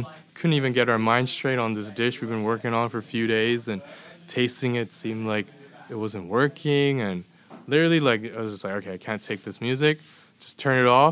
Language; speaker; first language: English; native; English